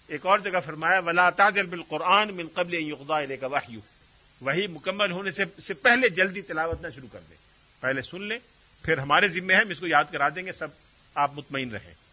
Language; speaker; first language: Urdu; native; Urdu